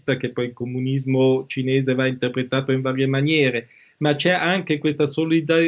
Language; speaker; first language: Italian; native; Italian